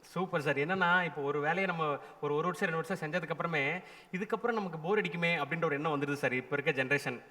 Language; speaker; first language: Tamil; native; Tamil